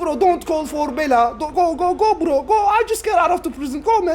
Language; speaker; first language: English; non-native, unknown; Turkish